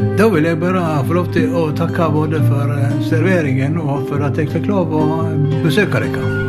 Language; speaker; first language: Norwegian; native; Norwegian